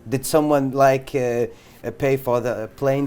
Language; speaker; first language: English; non-native, fluent; Arabic